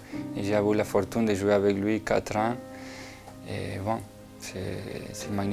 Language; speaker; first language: French; non-native, fluent; Italian